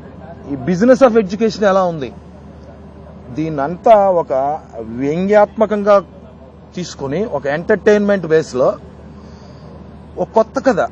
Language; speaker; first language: Telugu; native; Telugu